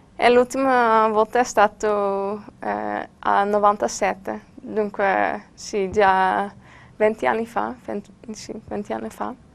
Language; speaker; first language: Italian; non-native, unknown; Dutch